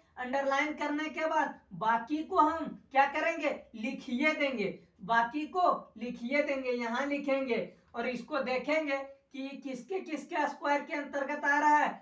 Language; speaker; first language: Hindi; native; Hindi